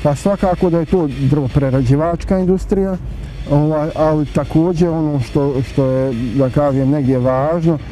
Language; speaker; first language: Bosnian; native; Bosnian